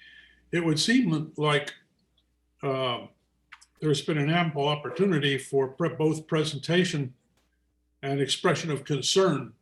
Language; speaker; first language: English; native; English